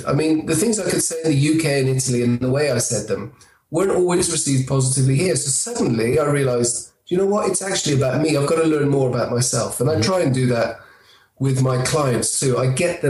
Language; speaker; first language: English; native; English